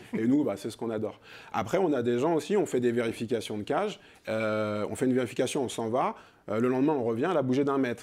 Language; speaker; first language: French; native; French